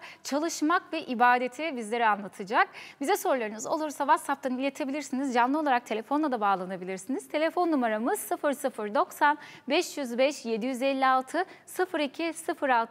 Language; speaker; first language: Turkish; native; Turkish